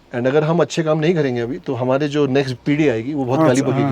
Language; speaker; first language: Hindi; native; Hindi